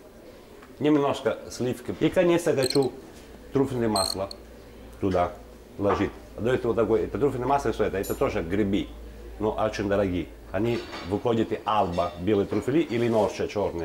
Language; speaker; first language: Russian; non-native, learner; Italian